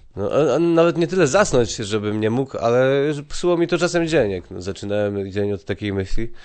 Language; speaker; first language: Polish; native; Polish